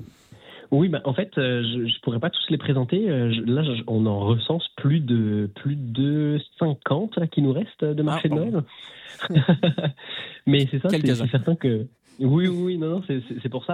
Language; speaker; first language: French; native; French